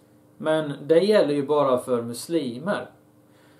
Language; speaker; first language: Swedish; early bilingual, other home language; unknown